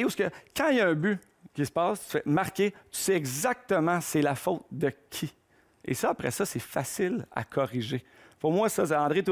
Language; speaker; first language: French; native; French